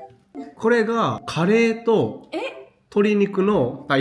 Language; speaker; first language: Japanese; native; Japanese